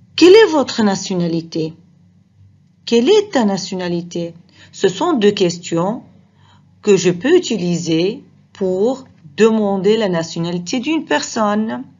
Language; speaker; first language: French; non-native, fluent; Arabic